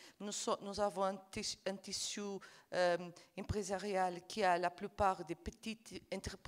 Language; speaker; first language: French; non-native, fluent; Portuguese